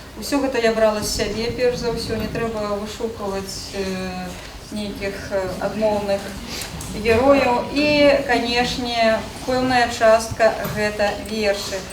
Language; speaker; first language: Belarusian; native; Belarusian